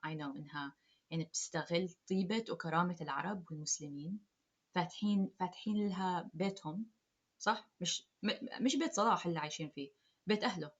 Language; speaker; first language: Arabic; early bilingual, heritage; Arabic